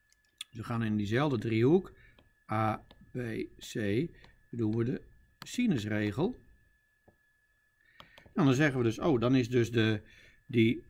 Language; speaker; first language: Dutch; native; Dutch